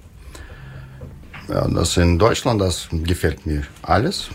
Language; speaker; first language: German; non-native, learner; Russian